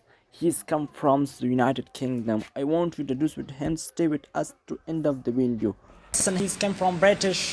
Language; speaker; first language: English; non-native, learner; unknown